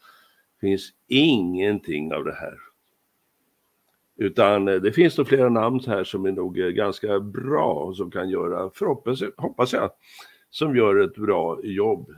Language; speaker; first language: Swedish; native; Swedish